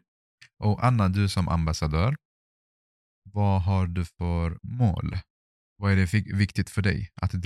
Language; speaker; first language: Swedish; non-native, fluent; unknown